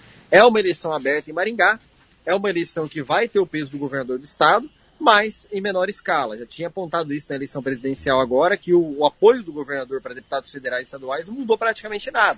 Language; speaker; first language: Portuguese; native; Portuguese